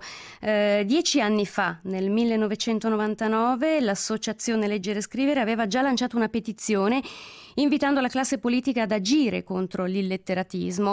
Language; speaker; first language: Italian; native; Italian